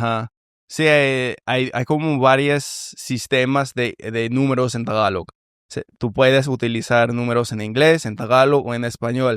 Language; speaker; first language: Spanish; non-native, fluent; English